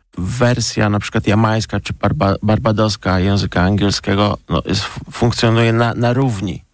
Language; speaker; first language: Polish; native; Polish